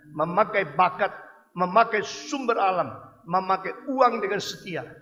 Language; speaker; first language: Indonesian; non-native, fluent; Chinese